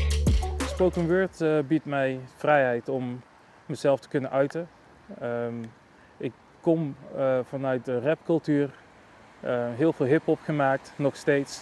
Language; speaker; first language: Dutch; native; Dutch